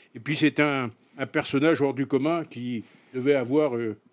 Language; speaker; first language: French; native; French